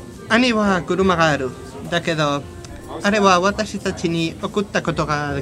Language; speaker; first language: Japanese; non-native, learner; Spanish